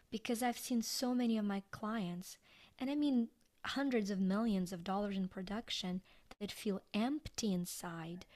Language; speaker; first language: English; non-native, fluent; Ukrainian